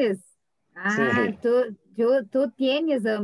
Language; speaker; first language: Spanish; non-native, learner; Portuguese